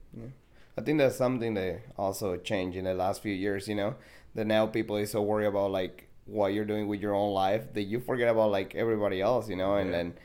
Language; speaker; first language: English; non-native, fluent; Spanish